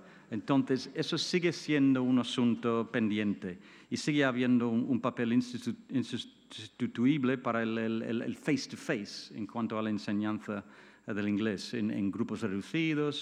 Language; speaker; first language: Spanish; non-native, fluent; English